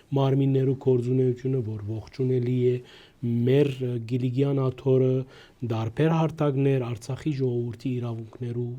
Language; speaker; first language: Armenian; early bilingual, heritage; Armenian